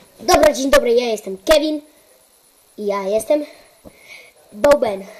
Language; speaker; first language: Polish; early bilingual, heritage; Polish